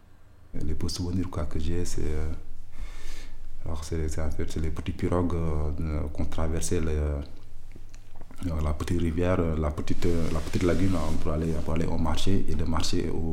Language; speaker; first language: French; non-native, local second language; Wolof